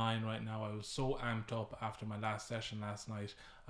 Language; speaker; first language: English; native; English